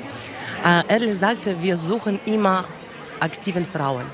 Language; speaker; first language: German; non-native, learner; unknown